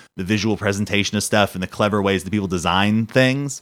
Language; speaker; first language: English; native; English